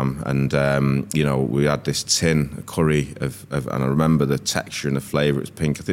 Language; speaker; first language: English; native; English